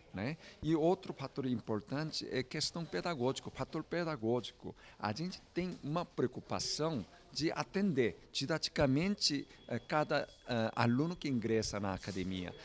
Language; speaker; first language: Portuguese; non-native, fluent; Korean